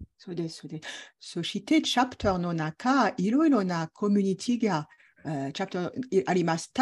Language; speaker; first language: Japanese; non-native, learner; French